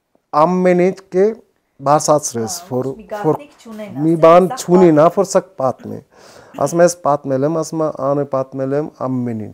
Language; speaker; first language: Armenian; non-native, learner; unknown